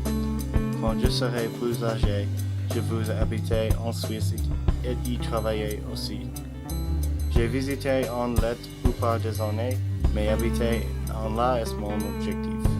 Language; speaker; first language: French; non-native, learner; English